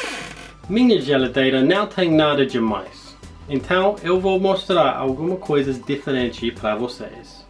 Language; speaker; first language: Portuguese; non-native, learner; English